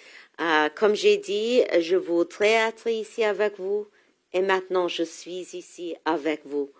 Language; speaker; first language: French; non-native, local second language; English